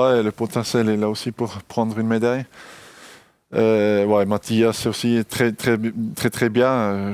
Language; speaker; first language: French; non-native, local second language; German